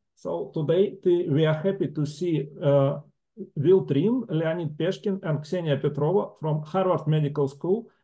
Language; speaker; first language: English; non-native, fluent; Russian